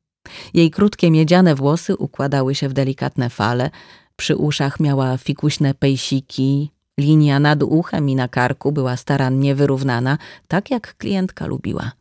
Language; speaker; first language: Polish; native; Polish